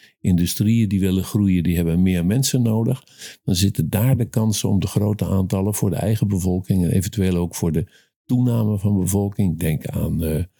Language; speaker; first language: Dutch; native; Dutch